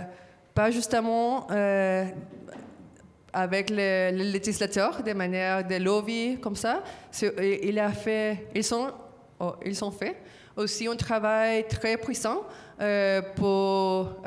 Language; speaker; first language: French; non-native, fluent; Spanish